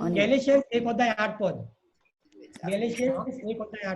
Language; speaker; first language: Bangla; non-native, learner; Hindi